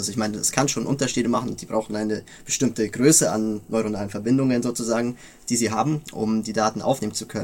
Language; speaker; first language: German; native; German